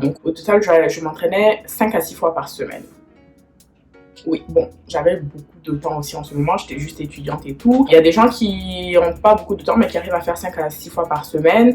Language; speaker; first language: French; native; French